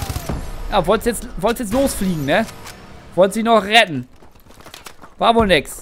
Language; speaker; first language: German; native; German